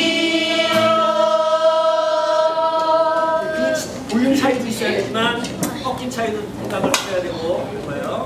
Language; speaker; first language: Korean; native; Korean